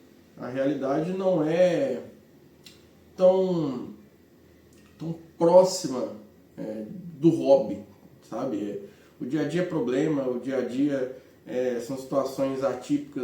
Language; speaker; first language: Portuguese; native; Portuguese